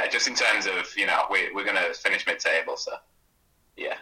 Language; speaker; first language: English; native; English